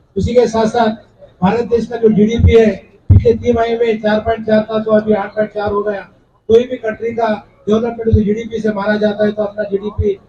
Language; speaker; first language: Hindi; non-native, local second language; Telugu